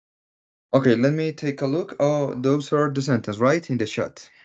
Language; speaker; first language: English; non-native, fluent; Spanish